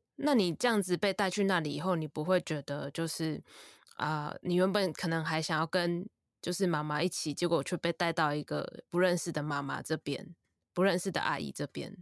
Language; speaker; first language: Chinese; native; Chinese